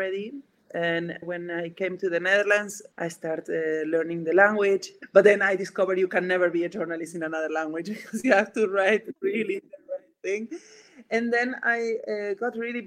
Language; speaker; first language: English; non-native, fluent; Spanish